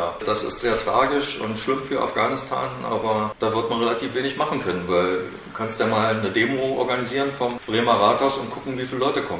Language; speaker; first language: German; native; German